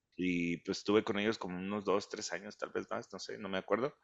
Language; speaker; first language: Spanish; early bilingual, heritage; Spanish